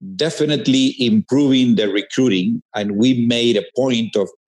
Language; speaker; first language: English; non-native, fluent; Spanish